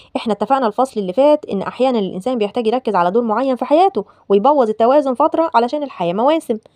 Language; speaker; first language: Egyptian Arabic; native; Egyptian Arabic